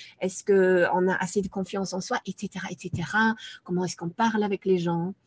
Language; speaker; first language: French; non-native, fluent; German